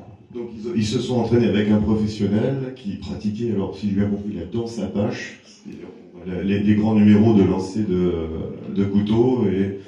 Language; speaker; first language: French; native; French